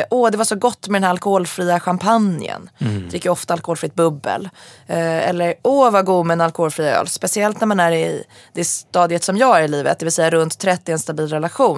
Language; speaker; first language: Swedish; native; Swedish